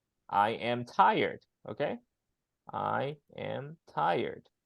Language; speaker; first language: English; non-native, fluent; Chinese